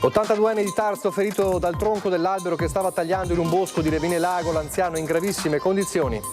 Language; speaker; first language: Italian; native; Italian